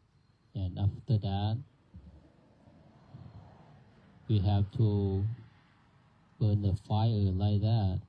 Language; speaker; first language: English; non-native, learner; Thai